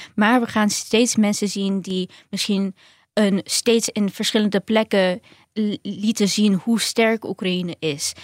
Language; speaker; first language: Dutch; early bilingual, other home language; Ukrainian